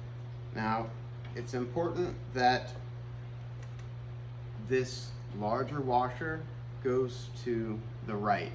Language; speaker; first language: English; native; English